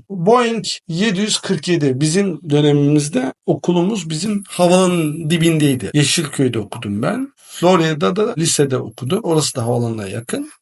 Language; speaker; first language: Turkish; native; Turkish